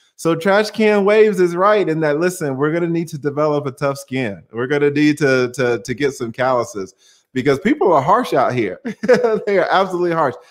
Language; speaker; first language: English; native; English